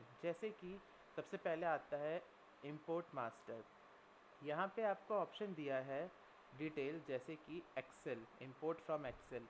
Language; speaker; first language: Hindi; native; Hindi